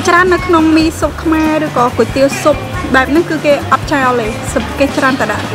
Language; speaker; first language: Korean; non-native, fluent; Khmer